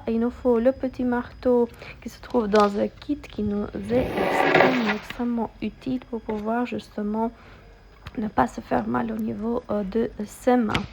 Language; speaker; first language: French; non-native, fluent; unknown